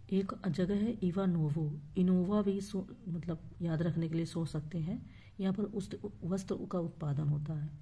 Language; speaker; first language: Hindi; native; Hindi